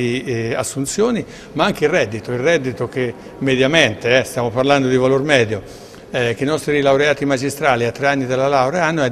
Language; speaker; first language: Italian; native; Italian